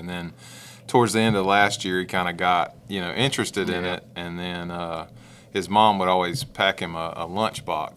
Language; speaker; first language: English; native; English